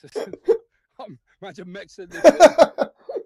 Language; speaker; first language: English; native; English